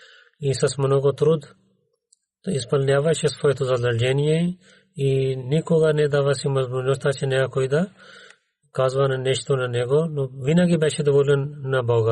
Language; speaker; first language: Bulgarian; non-native, learner; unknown